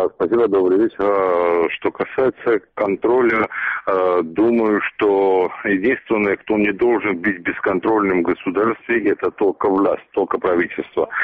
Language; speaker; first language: Russian; non-native, local second language; Georgian